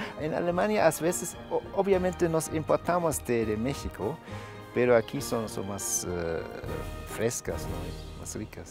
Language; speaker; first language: Spanish; non-native, fluent; German